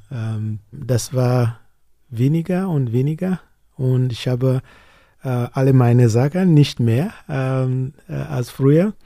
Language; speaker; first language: German; non-native, learner; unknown